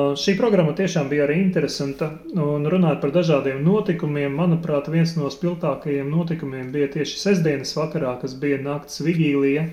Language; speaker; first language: Latvian; native; Latvian